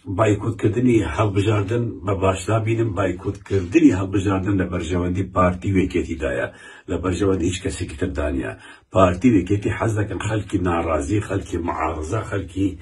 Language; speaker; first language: Central Kurdish; non-native, local second language; Kurdish